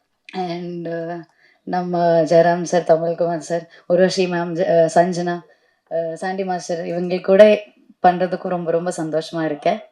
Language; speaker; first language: Tamil; non-native, fluent; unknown